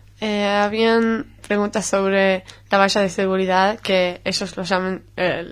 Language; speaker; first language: Spanish; non-native, learner; Hebrew